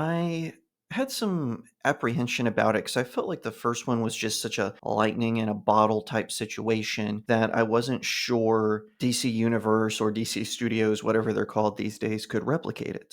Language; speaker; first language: English; native; English